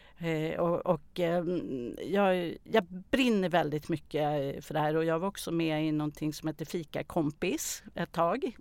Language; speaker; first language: Swedish; native; Swedish